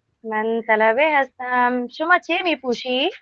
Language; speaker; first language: Persian; non-native, learner; Urdu